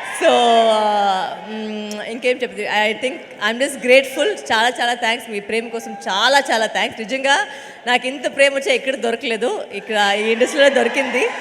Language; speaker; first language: Telugu; non-native, fluent; Tamil